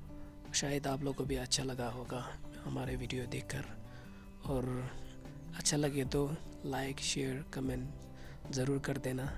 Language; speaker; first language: Hindi; non-native, learner; Tibetan